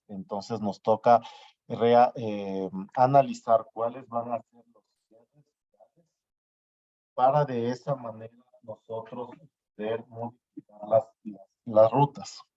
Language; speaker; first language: Spanish; native; Spanish